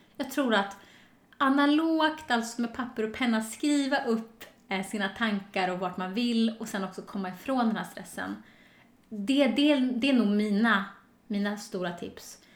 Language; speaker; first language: Swedish; native; Swedish